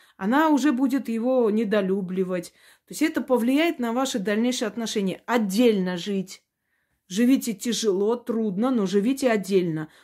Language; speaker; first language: Russian; non-native, local second language; Armenian